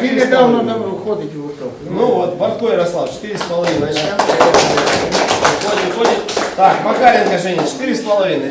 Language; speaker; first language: Russian; non-native, local second language; Ukrainian